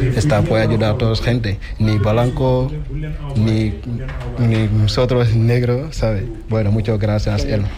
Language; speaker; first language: Spanish; non-native, learner; Wolof